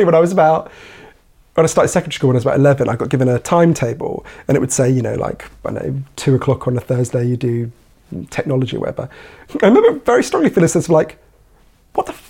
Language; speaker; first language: English; native; English